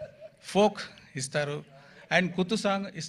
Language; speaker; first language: Telugu; non-native, fluent; Tamil